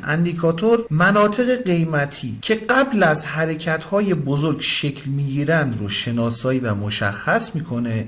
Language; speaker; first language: Persian; native; Persian